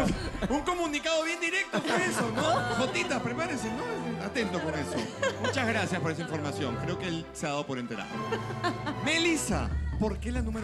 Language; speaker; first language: Spanish; native; Spanish